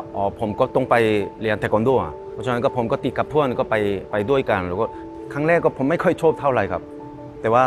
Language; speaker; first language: Thai; non-native, fluent; Korean